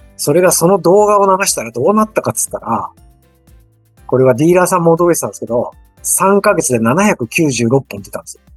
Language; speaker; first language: Japanese; native; Japanese